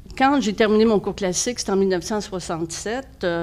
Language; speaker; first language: French; native; French